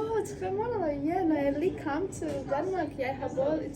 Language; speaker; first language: Danish; non-native, learner; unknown